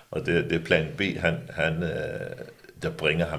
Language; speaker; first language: Danish; early bilingual, other home language; English